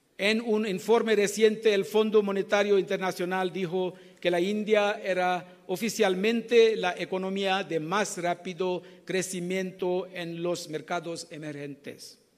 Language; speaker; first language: Spanish; non-native, learner; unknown